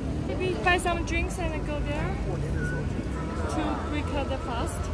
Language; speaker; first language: English; non-native, learner; Chinese